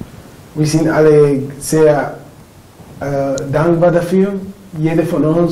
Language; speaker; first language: German; non-native, fluent; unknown